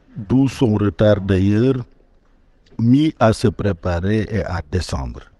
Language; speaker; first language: French; non-native, local second language; Wolof